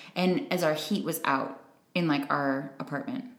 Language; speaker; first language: English; native; English